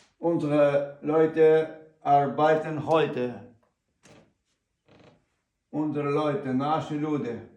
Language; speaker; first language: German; non-native, learner; Ukrainian